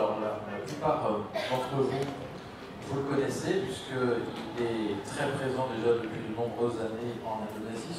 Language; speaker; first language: French; native; French